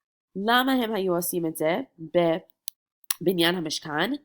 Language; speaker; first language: Hebrew; non-native, fluent; English